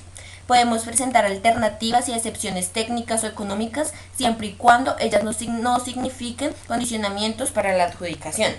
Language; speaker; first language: Spanish; native; Spanish